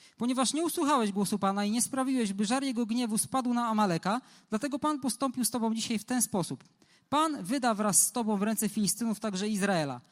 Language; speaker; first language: Polish; native; Polish